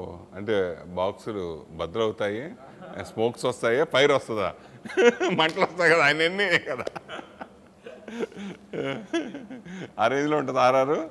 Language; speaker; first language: Telugu; native; Telugu